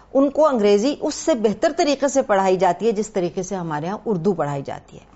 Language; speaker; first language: Urdu; native; Urdu